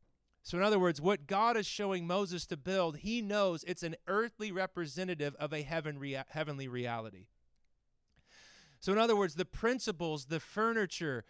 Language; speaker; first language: English; native; English